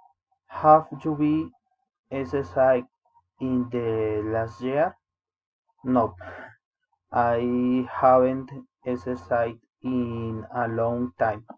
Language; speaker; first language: English; non-native, learner; Spanish